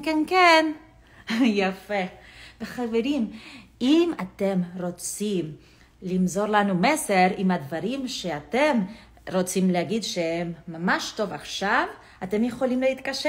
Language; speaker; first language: Hebrew; non-native, fluent; English